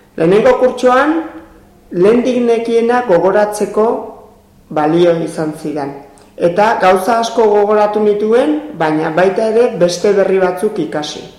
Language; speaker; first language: Basque; non-native, local second language; Spanish